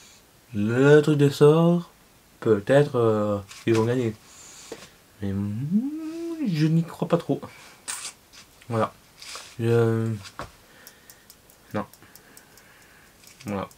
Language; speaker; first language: French; native; French